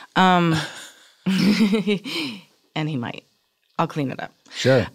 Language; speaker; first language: English; native; English